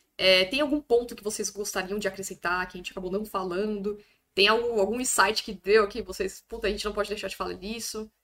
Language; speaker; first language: Portuguese; native; Portuguese